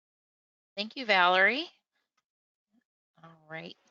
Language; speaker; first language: English; native; English